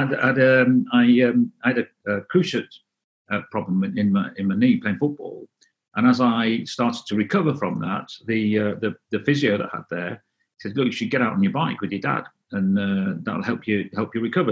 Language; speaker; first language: English; non-native, local second language; Welsh